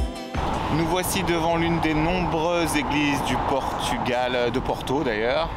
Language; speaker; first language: French; native; French